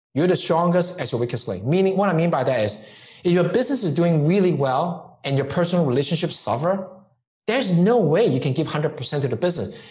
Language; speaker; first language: English; non-native, local second language; Cantonese